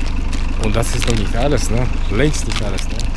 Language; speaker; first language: German; non-native, fluent; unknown